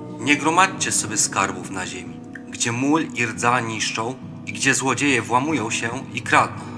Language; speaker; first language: Polish; native; Polish